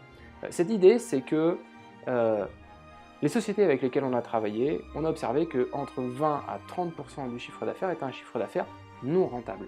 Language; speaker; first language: French; native; French